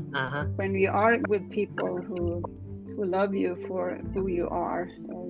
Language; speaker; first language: English; non-native, fluent; Swedish